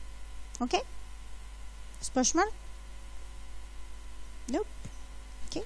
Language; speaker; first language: Norwegian; non-native, fluent; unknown